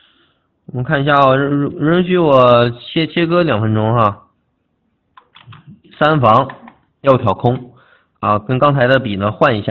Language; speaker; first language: Chinese; native; Chinese